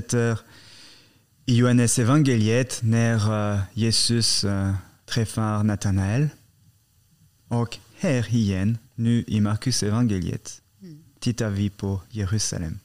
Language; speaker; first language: Swedish; non-native, fluent; French